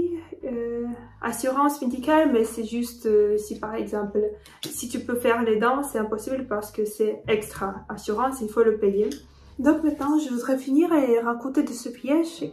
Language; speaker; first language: French; non-native, fluent; Ukrainian